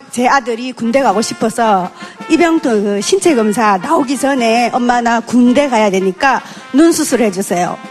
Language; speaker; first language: Korean; native; Korean